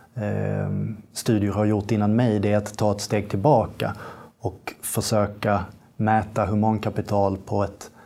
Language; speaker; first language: Swedish; native; Swedish